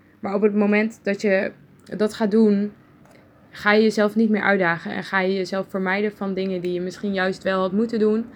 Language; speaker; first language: Dutch; native; Dutch